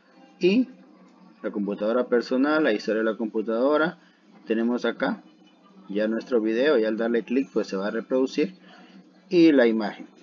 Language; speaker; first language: Spanish; native; Spanish